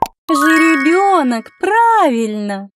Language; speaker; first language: Russian; native; Russian